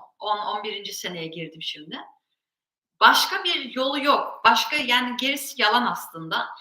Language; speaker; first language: Turkish; early bilingual, heritage; Turkish